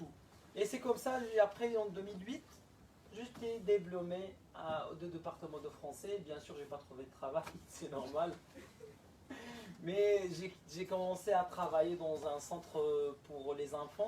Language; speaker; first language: French; non-native, fluent; Arabic